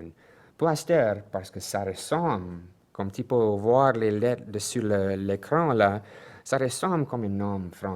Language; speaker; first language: French; non-native, local second language; English